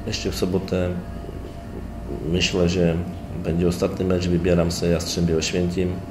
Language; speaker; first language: Polish; non-native, learner; Slovak